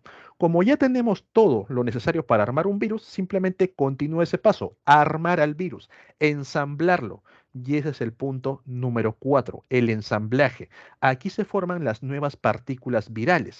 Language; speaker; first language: Spanish; native; Spanish